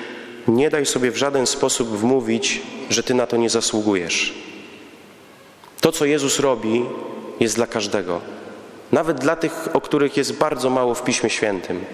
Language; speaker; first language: Polish; native; Polish